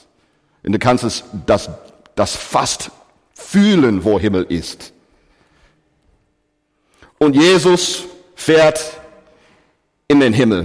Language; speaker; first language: German; non-native, fluent; English